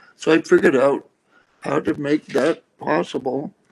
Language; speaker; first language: English; native; English